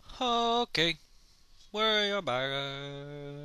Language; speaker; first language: English; native; English